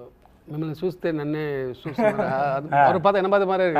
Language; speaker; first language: Telugu; non-native, local second language; Tamil